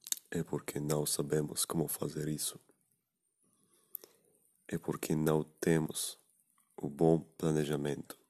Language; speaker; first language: Portuguese; non-native, learner; Spanish